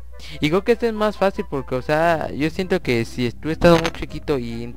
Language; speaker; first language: Spanish; native; Spanish